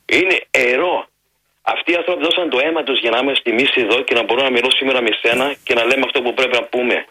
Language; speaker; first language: Greek; early bilingual, heritage; Greek